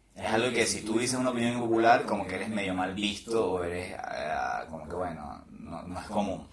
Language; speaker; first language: Spanish; native; Spanish